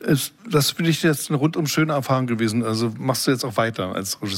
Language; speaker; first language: German; native; German